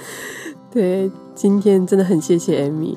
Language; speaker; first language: Chinese; native; Chinese